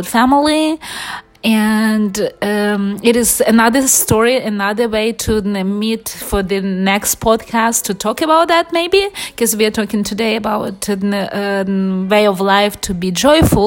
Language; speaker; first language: English; non-native, fluent; Ukrainian